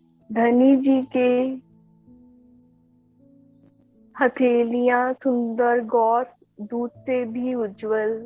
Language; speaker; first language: Hindi; native; Hindi